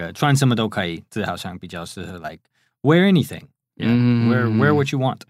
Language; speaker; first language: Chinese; non-native, fluent; English